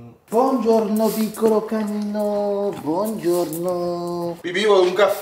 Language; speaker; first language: Italian; early bilingual, heritage; Italian